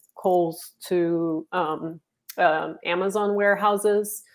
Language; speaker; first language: English; non-native, fluent; Portuguese